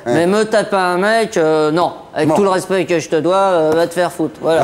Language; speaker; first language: French; native; French